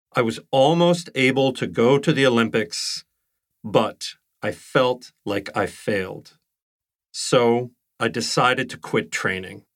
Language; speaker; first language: English; native; English